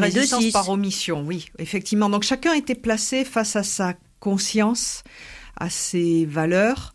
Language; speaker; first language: French; native; French